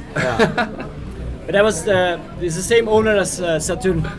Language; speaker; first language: English; non-native, fluent; Dutch